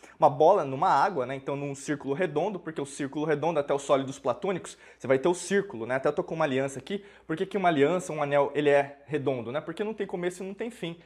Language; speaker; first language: Portuguese; native; Portuguese